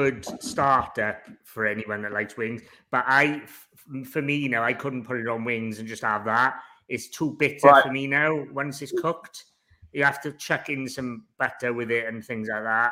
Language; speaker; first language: English; native; English